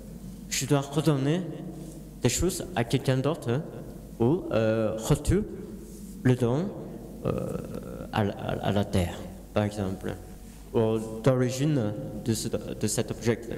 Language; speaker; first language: French; non-native, learner; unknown